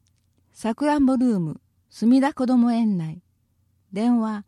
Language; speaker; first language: Japanese; native; Japanese